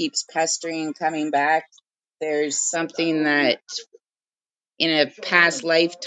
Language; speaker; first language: English; native; English